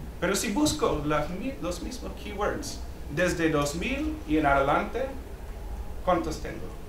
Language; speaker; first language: Spanish; non-native, fluent; English